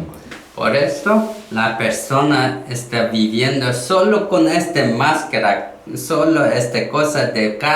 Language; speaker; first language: Spanish; non-native, learner; Korean